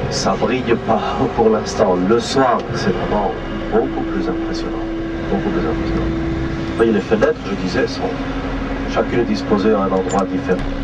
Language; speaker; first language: French; non-native, fluent; Spanish